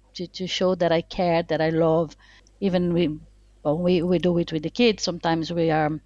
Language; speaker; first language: English; non-native, fluent; Portuguese